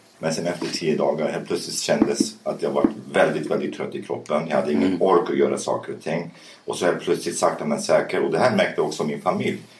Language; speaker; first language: Swedish; early bilingual, other home language; Kurdish